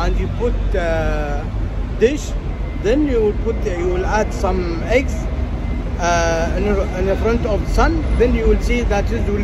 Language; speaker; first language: English; non-native, learner; Arabic